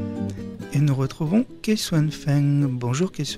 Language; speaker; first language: French; native; French